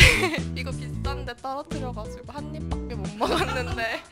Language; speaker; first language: Korean; native; Korean